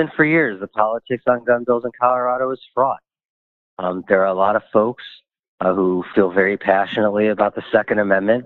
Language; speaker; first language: English; native; English